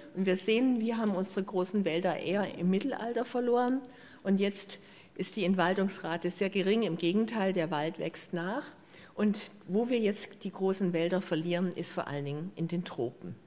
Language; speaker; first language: German; native; German